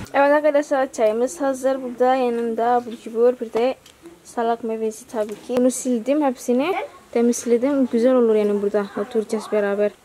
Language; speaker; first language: Turkish; non-native, learner; Indonesian